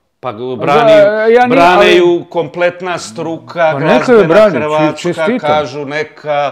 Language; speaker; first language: Croatian; native; Croatian